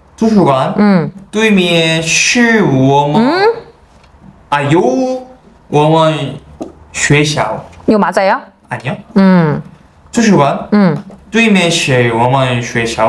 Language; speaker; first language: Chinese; non-native, learner; Korean